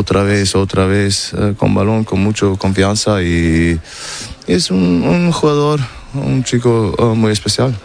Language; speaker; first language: Spanish; non-native, learner; German